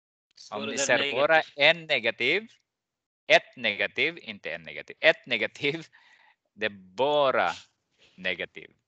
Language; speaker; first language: Swedish; non-native, fluent; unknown